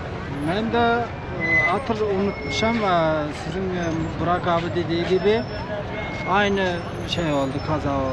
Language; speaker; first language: Turkish; non-native, learner; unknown